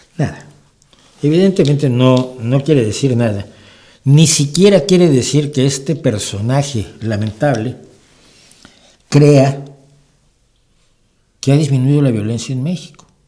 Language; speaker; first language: Spanish; native; Spanish